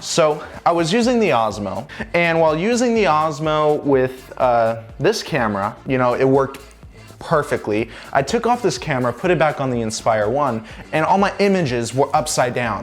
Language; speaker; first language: English; native; English